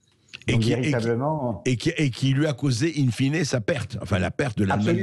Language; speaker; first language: French; native; French